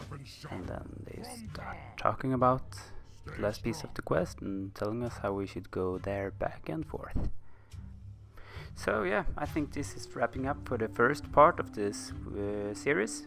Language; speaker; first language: English; non-native, fluent; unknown